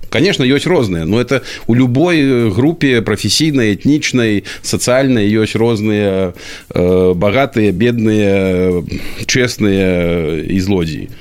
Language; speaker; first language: Belarusian; non-native, local second language; Russian